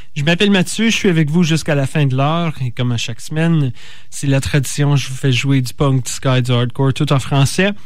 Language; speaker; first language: French; native; French